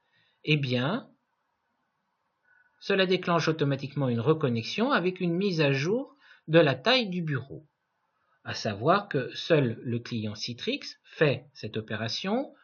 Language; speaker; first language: French; native; French